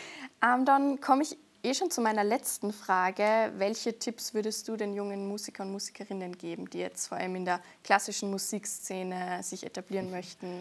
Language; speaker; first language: German; native; German